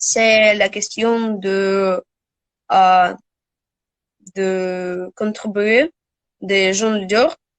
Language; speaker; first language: French; non-native, learner; Russian